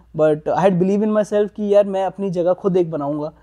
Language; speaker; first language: Hindi; native; Hindi